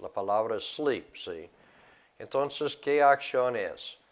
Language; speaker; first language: Spanish; non-native, fluent; English